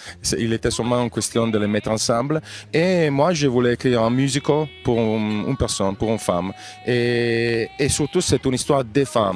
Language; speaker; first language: French; non-native, fluent; Italian